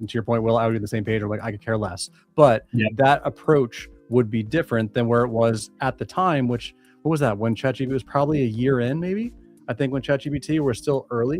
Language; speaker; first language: English; native; English